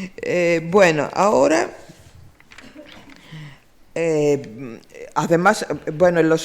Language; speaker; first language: Spanish; non-native, fluent; Greek